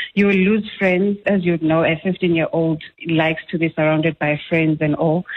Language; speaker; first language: English; non-native, local second language; Xhosa